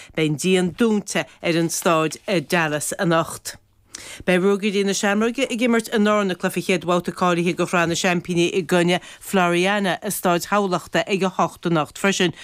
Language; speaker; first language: Irish; native; Irish